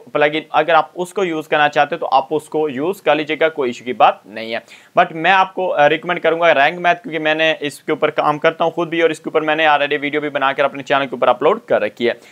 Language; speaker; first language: Urdu; non-native, local second language; Punjabi